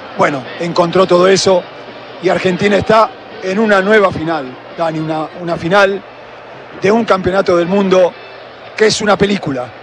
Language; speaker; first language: Spanish; native; Spanish